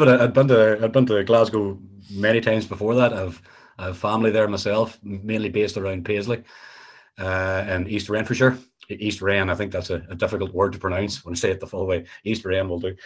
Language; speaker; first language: English; native; English